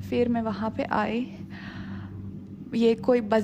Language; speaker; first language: Hindi; non-native, fluent; Russian